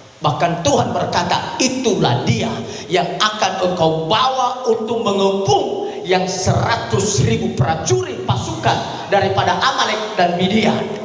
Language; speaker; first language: Indonesian; native; Indonesian